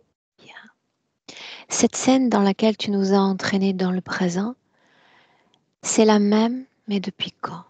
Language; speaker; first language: French; native; French